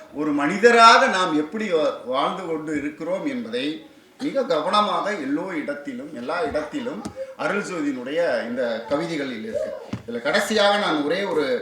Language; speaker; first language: Tamil; native; Tamil